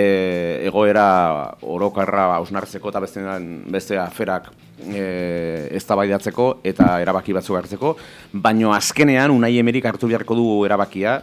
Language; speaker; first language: Basque; native; Basque